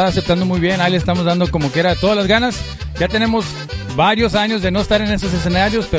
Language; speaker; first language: Spanish; early bilingual, heritage; Spanish